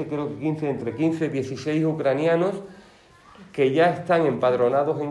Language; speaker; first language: Spanish; native; Spanish